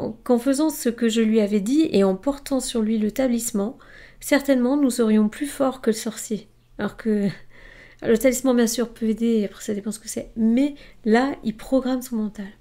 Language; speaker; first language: French; native; French